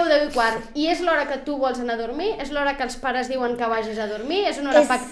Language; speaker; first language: Catalan; native; Catalan